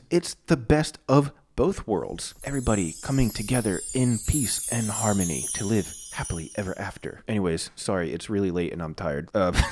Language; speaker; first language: English; native; English